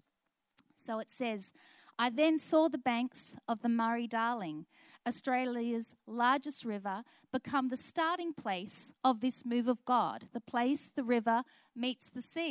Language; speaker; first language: English; native; English